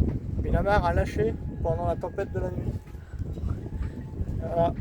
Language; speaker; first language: French; native; French